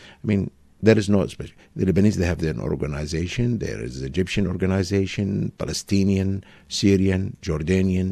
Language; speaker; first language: English; non-native, fluent; Arabic